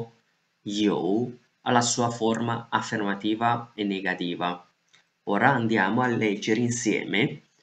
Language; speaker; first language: Italian; non-native, fluent; Chinese